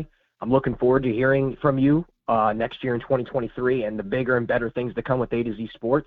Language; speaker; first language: English; native; English